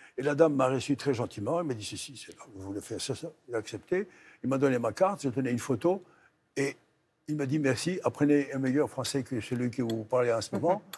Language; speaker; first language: French; non-native, fluent; Greek